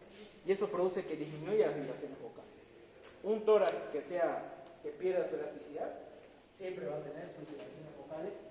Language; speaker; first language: Spanish; native; Spanish